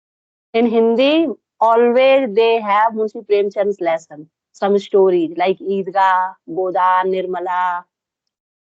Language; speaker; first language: English; non-native, local second language; Hindi